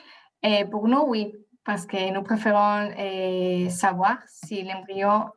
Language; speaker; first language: French; non-native, fluent; Spanish